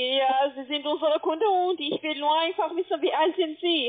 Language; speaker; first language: German; non-native, fluent; French